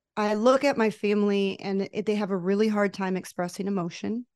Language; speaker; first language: English; early bilingual, other home language; Spanish